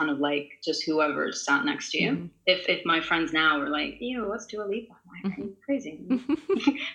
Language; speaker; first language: English; non-native, fluent; Italian